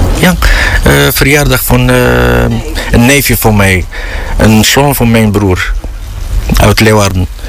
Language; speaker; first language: Dutch; non-native, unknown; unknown